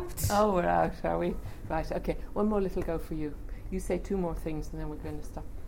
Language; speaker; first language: English; native; English